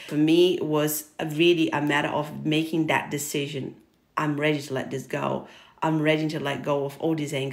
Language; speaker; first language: English; non-native, fluent; Portuguese